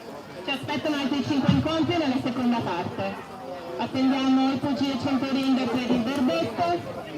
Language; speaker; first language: Italian; native; Italian